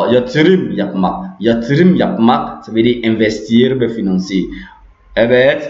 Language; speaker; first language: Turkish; non-native, fluent; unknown